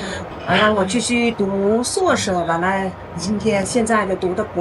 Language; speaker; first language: Chinese; non-native, fluent; Vietnamese